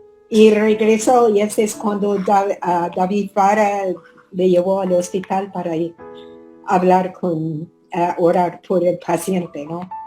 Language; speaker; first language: Spanish; non-native, fluent; English